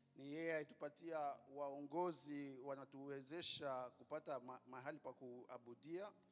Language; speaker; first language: Swahili; non-native, local second language; Lingala